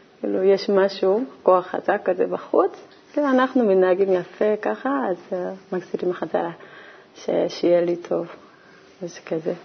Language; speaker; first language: Hebrew; non-native, learner; Korean